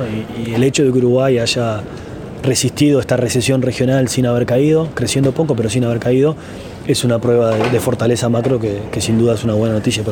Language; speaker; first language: Spanish; native; Spanish